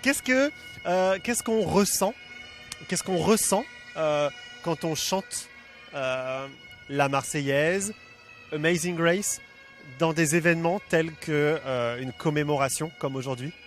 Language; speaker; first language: French; native; French